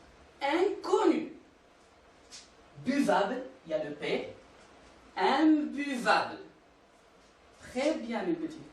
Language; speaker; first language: French; non-native, local second language; Arabic